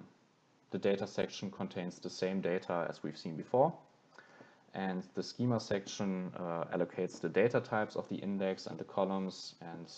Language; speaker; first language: English; non-native, fluent; German